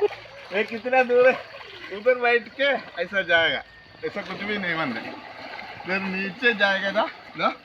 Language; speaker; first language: Hindi; non-native, local second language; Malayalam